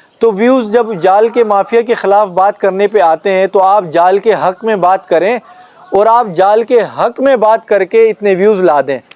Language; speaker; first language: Urdu; non-native, local second language; Pashto